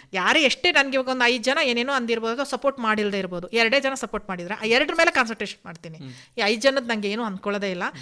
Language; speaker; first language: Kannada; non-native, local second language; Kodava